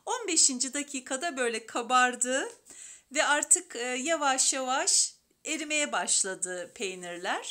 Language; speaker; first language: Turkish; native; Turkish